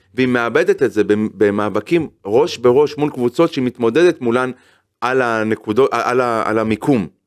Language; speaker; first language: Hebrew; native; Hebrew